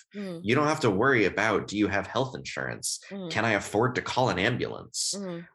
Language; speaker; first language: English; native; English